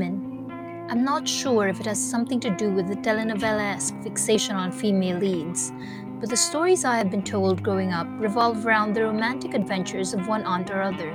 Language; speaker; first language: English; non-native, local second language; Filipino